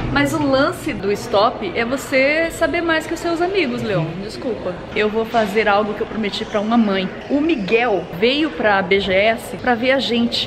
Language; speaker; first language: Portuguese; native; Portuguese